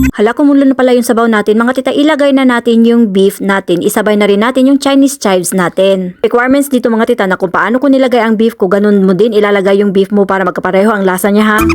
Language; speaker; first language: Filipino; non-native, local second language; Cebuano